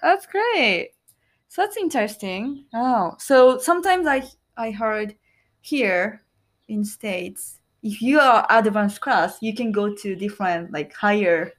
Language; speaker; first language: English; non-native, fluent; Japanese